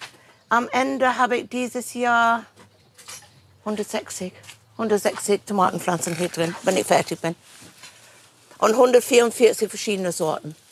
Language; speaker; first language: German; non-native, fluent; English